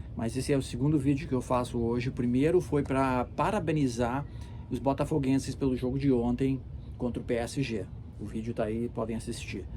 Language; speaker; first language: Portuguese; early bilingual, heritage; Portuguese